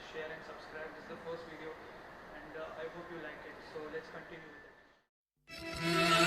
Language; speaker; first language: English; non-native, fluent; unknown